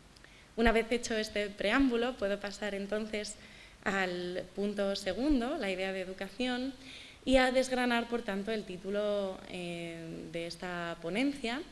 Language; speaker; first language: Spanish; native; Spanish